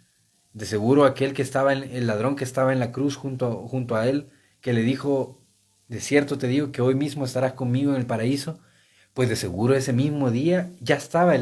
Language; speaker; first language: Spanish; native; Spanish